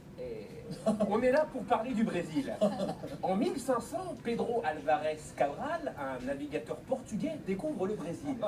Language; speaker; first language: French; native; French